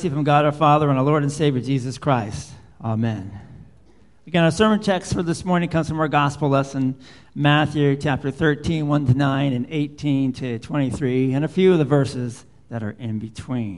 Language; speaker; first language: English; native; English